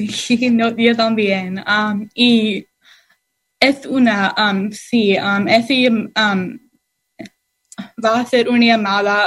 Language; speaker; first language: Spanish; non-native, learner; English